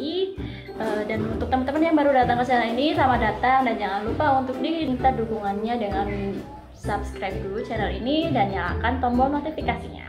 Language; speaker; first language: Indonesian; native; Indonesian